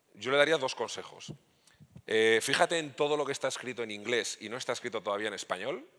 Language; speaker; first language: Spanish; native; Spanish